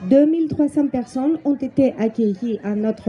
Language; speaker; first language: French; non-native, fluent; Greek